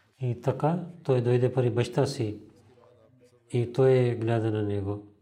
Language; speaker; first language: Bulgarian; non-native, learner; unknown